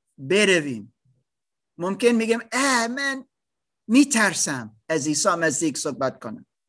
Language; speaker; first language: Persian; non-native, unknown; German